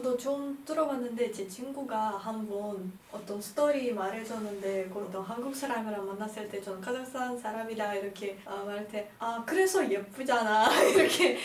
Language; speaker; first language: Korean; non-native, fluent; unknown